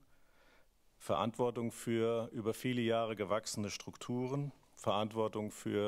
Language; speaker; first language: German; native; German